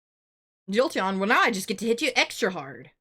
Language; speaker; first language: English; native; English